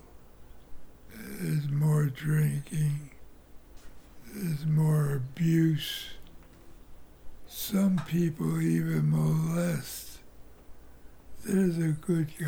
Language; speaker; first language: English; native; English